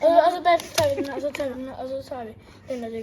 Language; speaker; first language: Danish; native; Danish